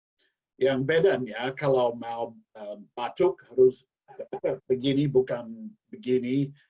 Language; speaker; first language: Indonesian; non-native, learner; English